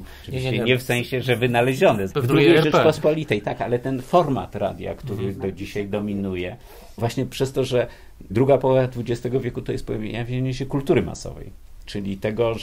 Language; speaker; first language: Polish; native; Polish